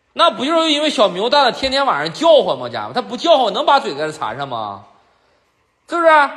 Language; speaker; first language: Chinese; native; Chinese